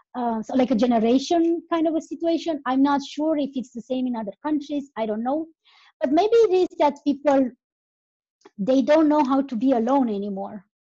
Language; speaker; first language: English; non-native, fluent; Romanian